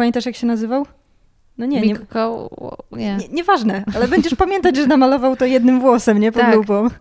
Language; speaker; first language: Polish; native; Polish